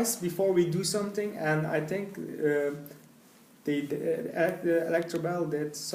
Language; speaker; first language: English; non-native, learner; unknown